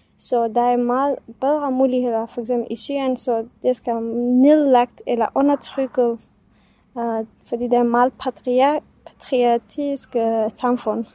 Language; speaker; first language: Danish; non-native, fluent; Kurdish